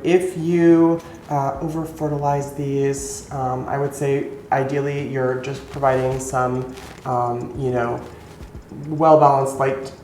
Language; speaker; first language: English; native; English